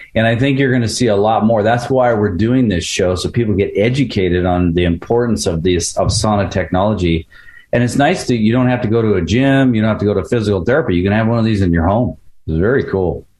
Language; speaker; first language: English; early bilingual, other home language; Ukrainian